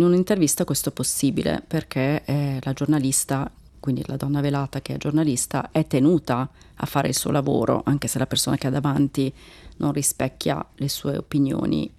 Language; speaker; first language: Italian; early bilingual, other home language; Turkish